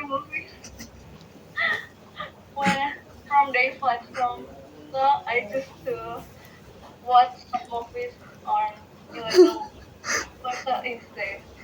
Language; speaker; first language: English; non-native, learner; Indonesian